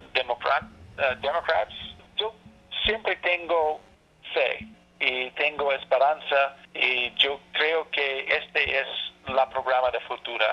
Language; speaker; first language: Spanish; non-native, learner; English